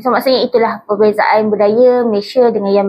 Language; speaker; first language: Malay; native; Malay